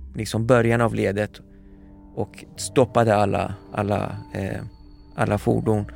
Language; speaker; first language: Swedish; early bilingual, other home language; Persian